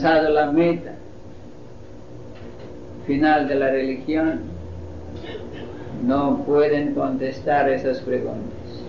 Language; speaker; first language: Spanish; non-native, fluent; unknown